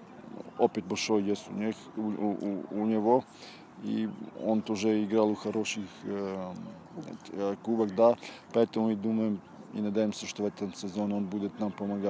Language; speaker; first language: Russian; non-native, fluent; Serbian